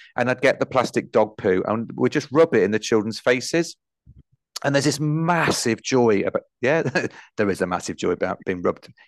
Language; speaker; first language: English; native; English